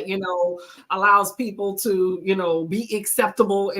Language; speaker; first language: English; native; English